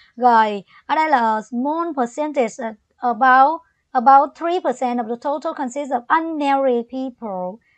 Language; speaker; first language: English; non-native, fluent; Vietnamese